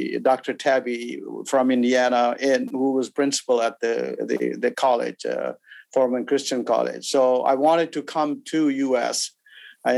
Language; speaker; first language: English; non-native, local second language; Urdu